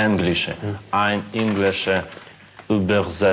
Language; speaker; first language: German; non-native, learner; Russian